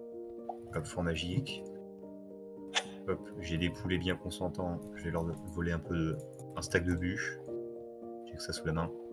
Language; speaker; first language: French; native; French